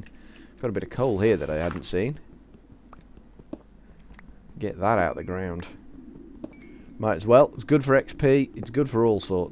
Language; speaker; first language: English; native; English